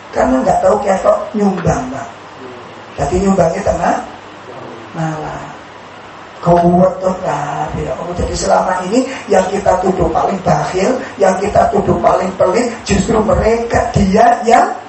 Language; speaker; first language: Indonesian; non-native, local second language; Javanese